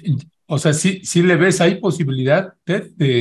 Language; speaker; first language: Spanish; native; Spanish